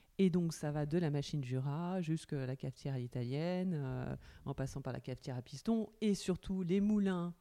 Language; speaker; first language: French; native; French